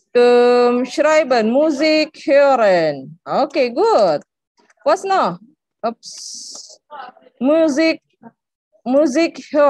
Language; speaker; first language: German; non-native, learner; Indonesian